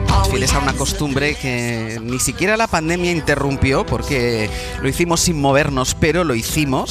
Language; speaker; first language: Spanish; native; Spanish